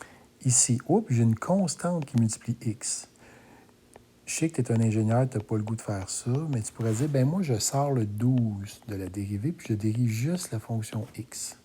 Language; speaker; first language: French; native; French